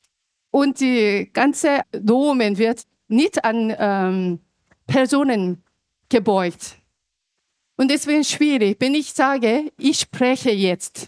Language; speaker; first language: German; non-native, fluent; Korean